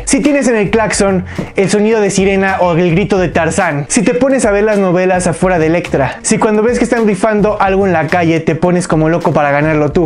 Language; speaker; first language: Spanish; native; Spanish